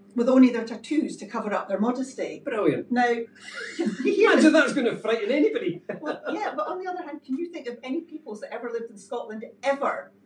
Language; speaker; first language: English; native; English